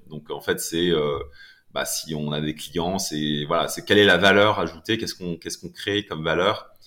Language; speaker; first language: French; native; French